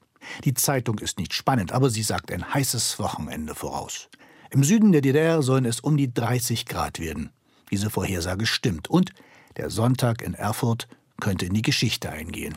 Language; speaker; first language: German; native; German